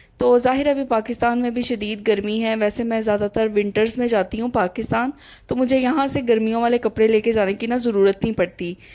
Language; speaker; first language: Urdu; native; Urdu